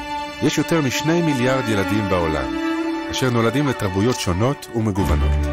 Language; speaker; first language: Hebrew; native; Hebrew